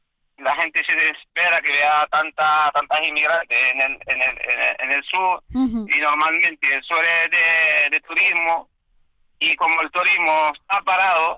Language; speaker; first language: Spanish; non-native, fluent; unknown